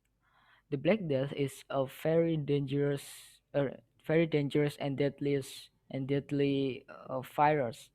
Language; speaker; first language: English; non-native, learner; Indonesian